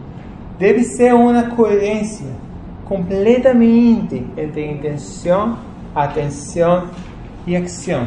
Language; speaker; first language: Portuguese; non-native, fluent; Spanish